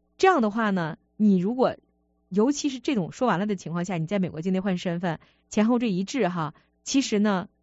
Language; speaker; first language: Chinese; native; Chinese